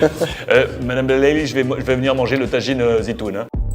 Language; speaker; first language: French; native; French